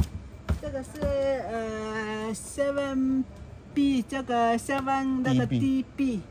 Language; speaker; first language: Chinese; early bilingual, heritage; Chinese